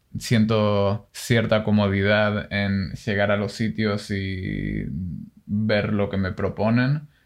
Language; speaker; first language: Spanish; non-native, fluent; Hebrew